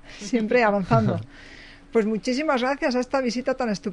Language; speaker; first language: Spanish; native; Spanish